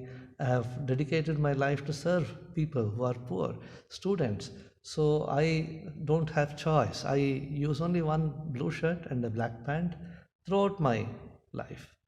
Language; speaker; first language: English; non-native, local second language; Hindi